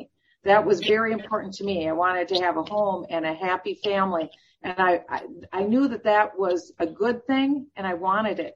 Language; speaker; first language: English; native; English